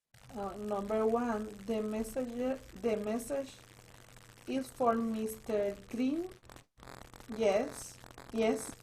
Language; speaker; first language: English; non-native, learner; Spanish